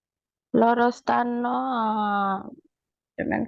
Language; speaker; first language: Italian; non-native, learner; Bangla